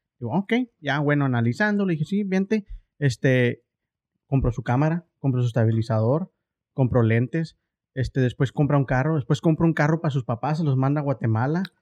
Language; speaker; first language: Spanish; native; Spanish